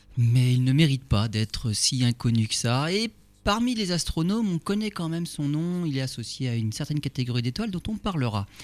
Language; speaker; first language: French; native; French